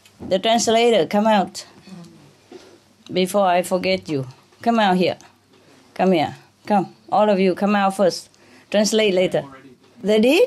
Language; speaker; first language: English; non-native, fluent; Vietnamese